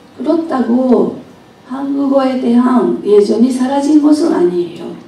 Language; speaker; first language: Korean; non-native, fluent; Japanese